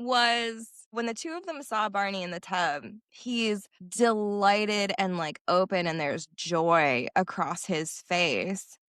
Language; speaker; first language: English; native; English